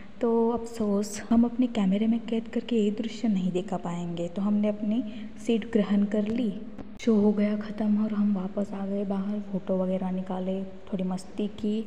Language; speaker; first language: Hindi; non-native, local second language; Marathi